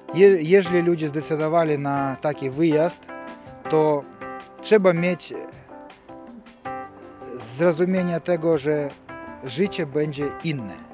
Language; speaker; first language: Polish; early bilingual, heritage; Ukrainian